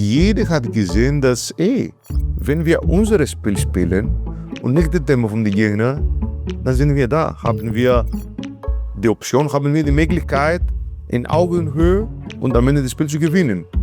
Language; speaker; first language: German; non-native, learner; Greek